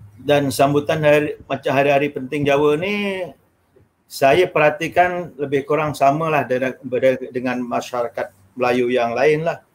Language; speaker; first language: Malay; non-native, local second language; Javanese